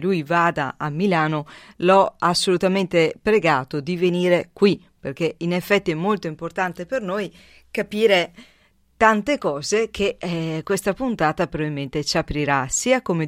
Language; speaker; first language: Italian; native; Italian